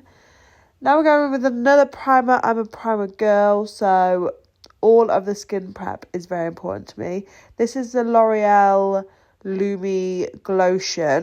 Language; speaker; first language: English; native; English